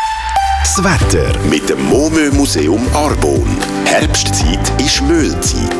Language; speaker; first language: German; native; German